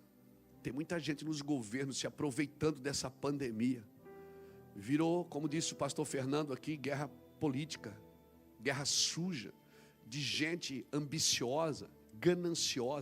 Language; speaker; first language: Portuguese; native; Portuguese